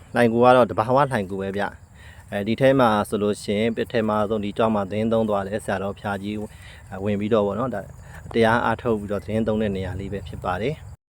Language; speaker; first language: Burmese; non-native, local second language; Shan